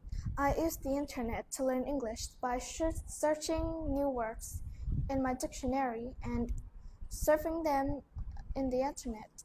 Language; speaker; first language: English; non-native, learner; Vietnamese